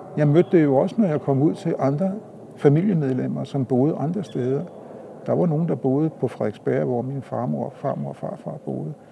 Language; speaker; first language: Danish; native; Danish